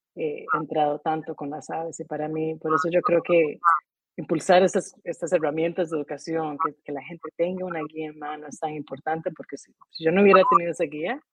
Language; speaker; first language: Spanish; native; Spanish